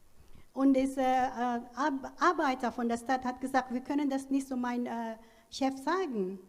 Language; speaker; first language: German; non-native, learner; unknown